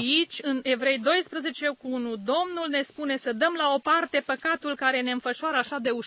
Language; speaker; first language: Romanian; native; Romanian